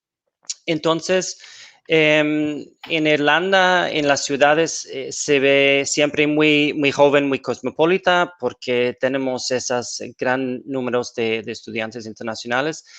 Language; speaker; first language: Spanish; non-native, fluent; English